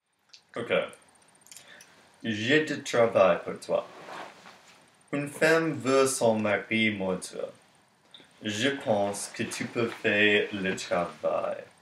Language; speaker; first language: French; non-native, learner; English